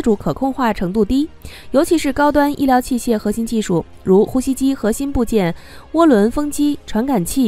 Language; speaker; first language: Chinese; native; Chinese